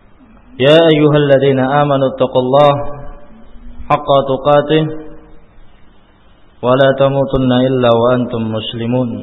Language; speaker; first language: Arabic; non-native, fluent; Indonesian